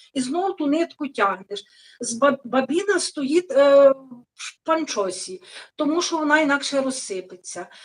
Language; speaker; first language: Ukrainian; native; Ukrainian